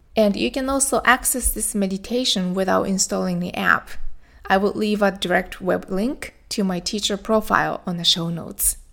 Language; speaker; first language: English; non-native, fluent; Japanese